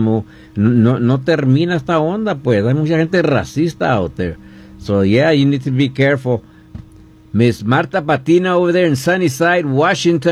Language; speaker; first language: Spanish; early bilingual, heritage; Spanish